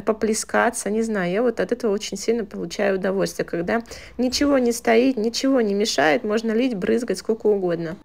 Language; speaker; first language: Russian; native; Russian